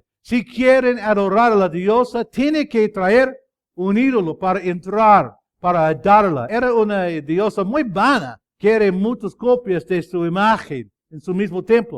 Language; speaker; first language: Spanish; non-native, fluent; English